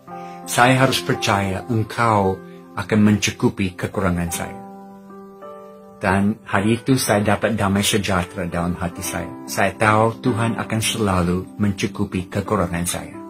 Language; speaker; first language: Indonesian; non-native, fluent; English